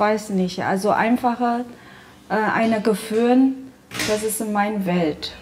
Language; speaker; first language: German; non-native, learner; Chinese